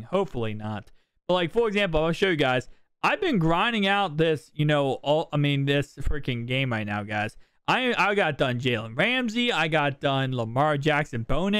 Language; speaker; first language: English; native; English